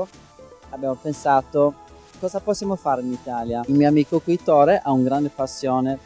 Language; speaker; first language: Italian; non-native, fluent; Norwegian